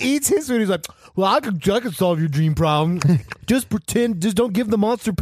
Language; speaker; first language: English; native; English